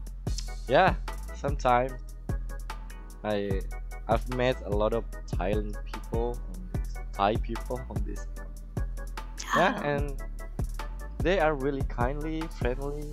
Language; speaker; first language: English; non-native, learner; Indonesian